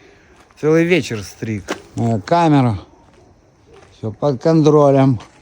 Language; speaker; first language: Russian; native; Russian